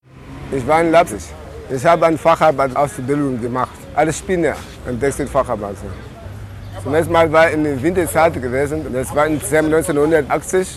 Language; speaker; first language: German; non-native, learner; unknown